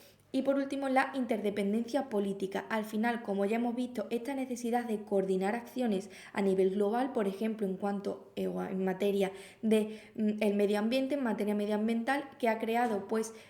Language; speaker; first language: Spanish; native; Spanish